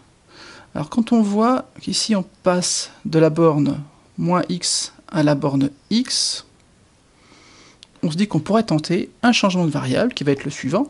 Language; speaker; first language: French; native; French